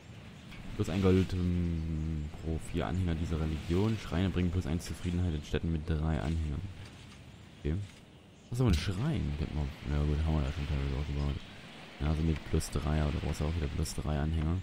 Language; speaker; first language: German; native; German